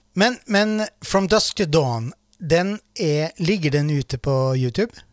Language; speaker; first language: Norwegian; native; Norwegian